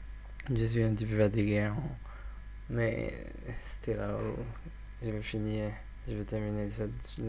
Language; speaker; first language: French; non-native, learner; English